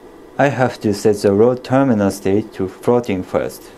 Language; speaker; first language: English; non-native, fluent; Japanese